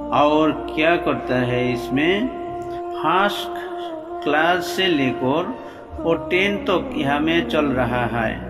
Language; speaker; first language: Hindi; non-native, local second language; Bangla